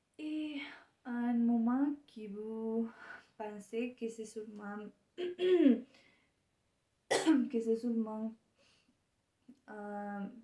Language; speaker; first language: French; non-native, learner; Spanish